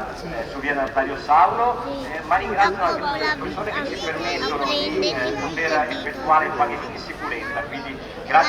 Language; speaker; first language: Italian; native; Italian